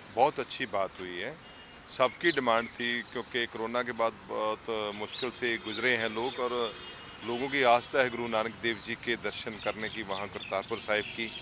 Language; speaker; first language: Hindi; non-native, local second language; Punjabi